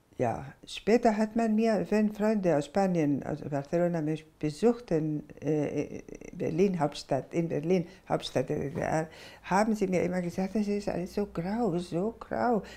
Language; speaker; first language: German; non-native, fluent; Spanish